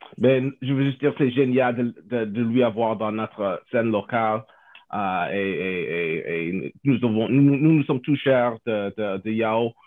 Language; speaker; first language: French; non-native, fluent; English